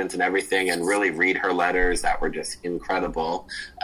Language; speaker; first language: English; native; English